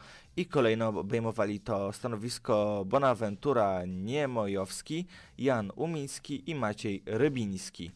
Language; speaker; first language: Polish; native; Polish